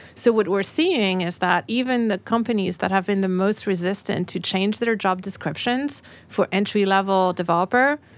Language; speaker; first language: English; non-native, fluent; French